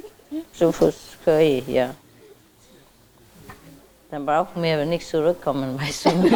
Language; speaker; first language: German; non-native, learner; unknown